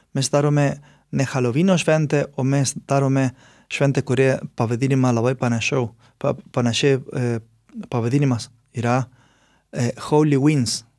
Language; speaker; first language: Lithuanian; non-native, fluent; Spanish